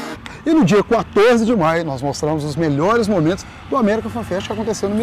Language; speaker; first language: Portuguese; native; Portuguese